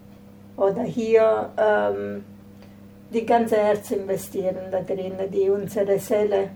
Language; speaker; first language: German; non-native, fluent; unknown